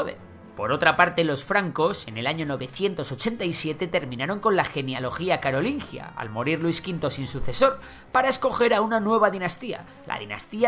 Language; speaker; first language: Spanish; native; Spanish